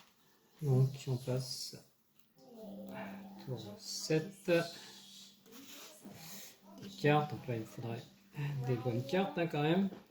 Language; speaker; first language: French; native; French